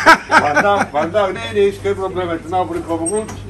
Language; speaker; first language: Dutch; non-native, learner; Italian